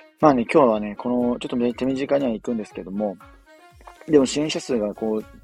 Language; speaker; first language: Japanese; native; Japanese